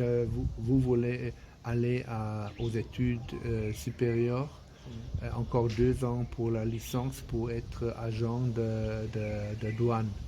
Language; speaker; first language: French; non-native, fluent; German